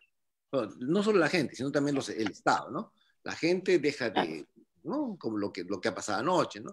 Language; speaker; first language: Spanish; native; Spanish